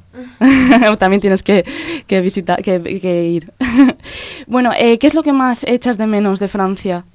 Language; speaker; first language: Spanish; native; Spanish